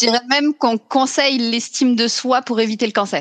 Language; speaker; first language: French; native; French